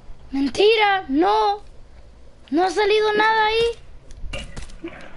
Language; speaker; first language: Spanish; early bilingual, heritage; Spanish